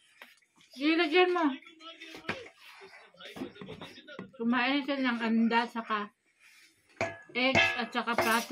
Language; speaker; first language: Filipino; non-native, local second language; Cebuano